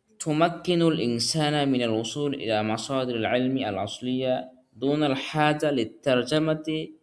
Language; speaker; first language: Arabic; non-native, fluent; Bangla